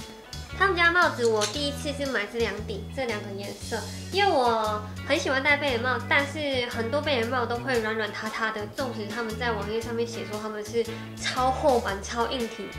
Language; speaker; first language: Chinese; native; Chinese